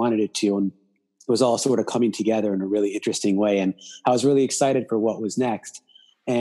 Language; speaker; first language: English; native; English